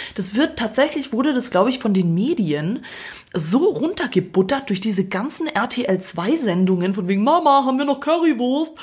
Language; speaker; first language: German; non-native, fluent; Croatian